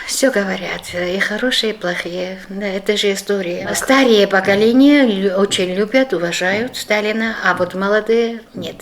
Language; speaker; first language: Russian; non-native, fluent; Georgian